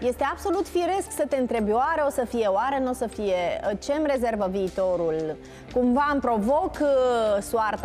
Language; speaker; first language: Romanian; native; Romanian